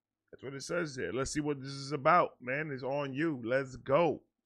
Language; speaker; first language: English; early bilingual, other home language; Spanish